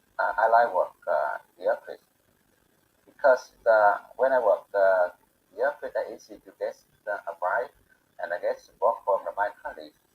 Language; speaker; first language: English; non-native, learner; Bangla